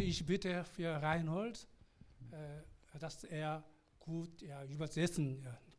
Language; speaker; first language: German; non-native, learner; Korean